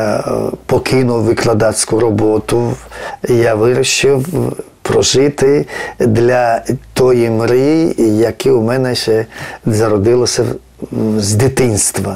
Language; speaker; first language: Ukrainian; non-native, fluent; Georgian